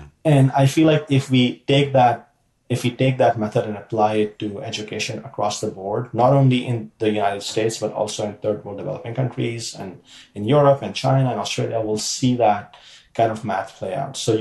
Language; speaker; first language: English; non-native, local second language; Urdu